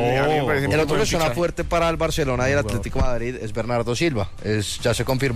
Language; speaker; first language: Spanish; native; Spanish